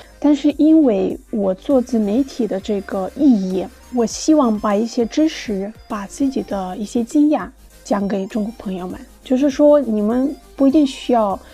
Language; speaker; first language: Chinese; non-native, fluent; Russian